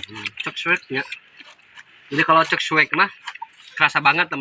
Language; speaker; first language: Indonesian; non-native, local second language; Sundanese